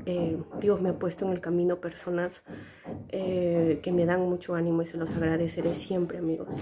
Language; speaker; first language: Spanish; native; Spanish